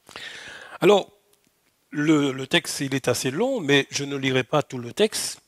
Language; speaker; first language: French; native; French